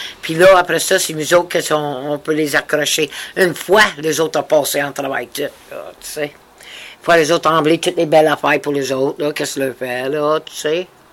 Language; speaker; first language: French; early bilingual, heritage; French